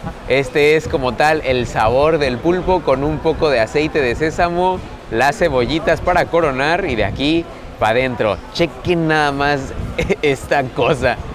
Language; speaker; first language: Spanish; native; Spanish